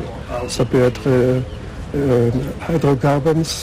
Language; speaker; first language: French; non-native, learner; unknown